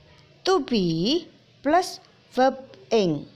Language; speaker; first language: English; non-native, fluent; Indonesian